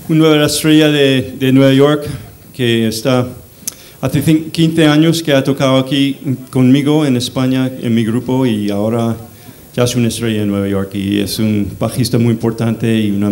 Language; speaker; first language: Spanish; non-native, fluent; English